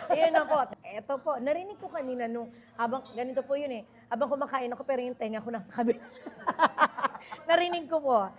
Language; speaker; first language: Filipino; native; Filipino